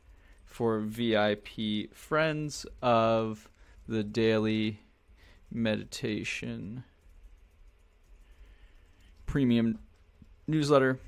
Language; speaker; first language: English; native; English